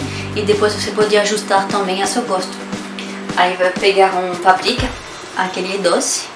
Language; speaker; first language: Portuguese; non-native, learner; French